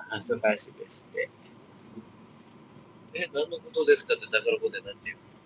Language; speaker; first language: Japanese; non-native, learner; Filipino